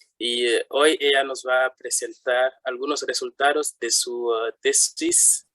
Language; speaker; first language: Spanish; non-native, fluent; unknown